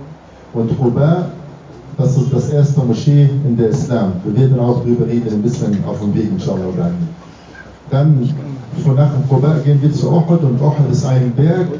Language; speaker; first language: German; non-native, fluent; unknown